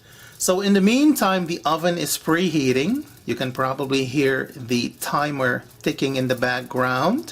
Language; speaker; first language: English; non-native, fluent; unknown